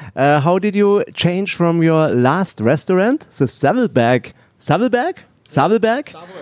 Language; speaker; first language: English; non-native, learner; German